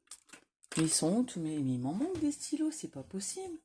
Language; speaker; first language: French; native; French